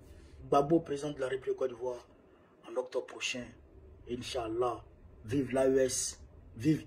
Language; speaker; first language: French; non-native, local second language; Bambara